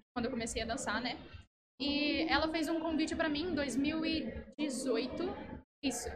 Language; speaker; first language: Portuguese; native; Portuguese